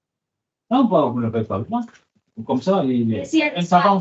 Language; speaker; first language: French; non-native, fluent; Vietnamese